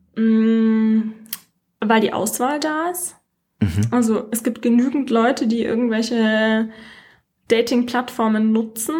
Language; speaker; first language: German; native; German